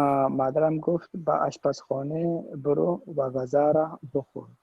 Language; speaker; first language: Persian; non-native, learner; Urdu